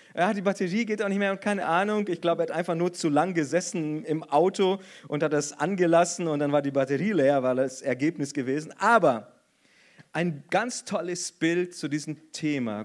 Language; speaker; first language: German; non-native, fluent; Portuguese